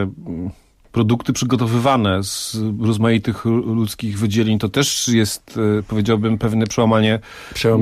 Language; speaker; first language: Polish; native; Polish